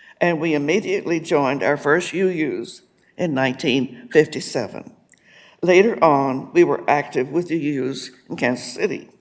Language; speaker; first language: English; native; English